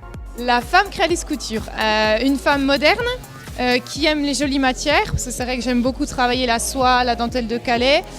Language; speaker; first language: French; native; French